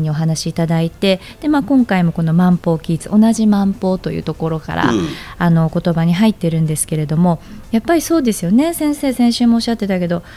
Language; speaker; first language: Japanese; native; Japanese